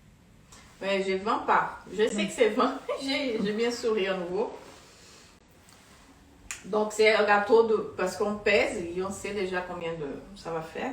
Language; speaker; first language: French; non-native, fluent; Portuguese